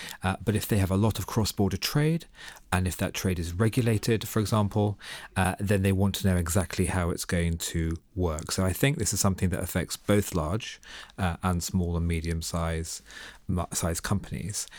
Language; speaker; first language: English; native; English